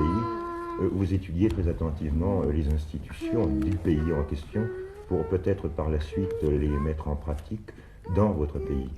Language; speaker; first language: French; native; French